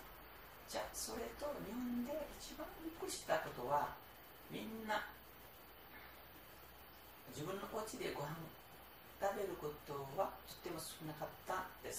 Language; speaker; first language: Japanese; non-native, learner; Nepali